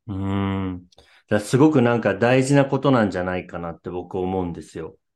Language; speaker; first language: Japanese; native; Japanese